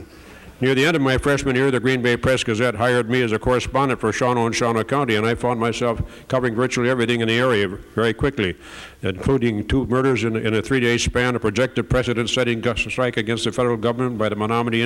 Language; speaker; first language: English; native; English